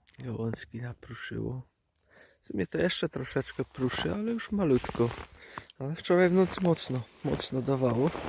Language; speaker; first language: Polish; native; Polish